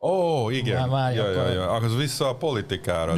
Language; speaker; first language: Hungarian; early bilingual, heritage; Hungarian